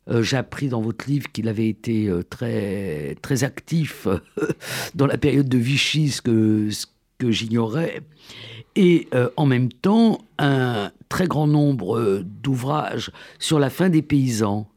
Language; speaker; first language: French; native; French